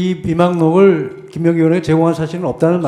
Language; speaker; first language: Korean; native; Korean